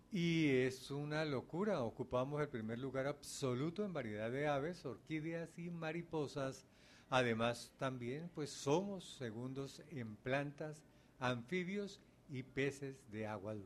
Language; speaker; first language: Spanish; native; Spanish